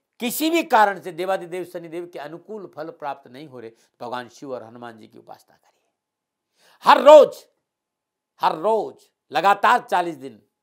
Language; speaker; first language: Hindi; native; Hindi